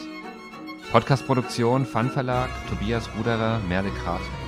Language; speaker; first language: German; native; German